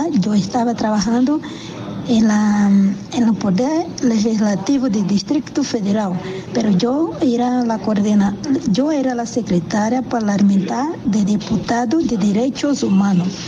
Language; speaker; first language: Spanish; non-native, learner; Portuguese